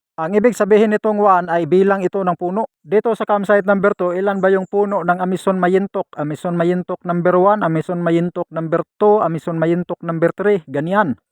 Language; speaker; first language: Filipino; non-native, local second language; Cebuano